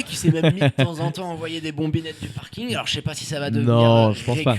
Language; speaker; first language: French; native; French